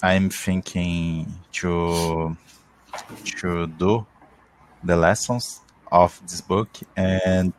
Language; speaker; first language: English; non-native, learner; Portuguese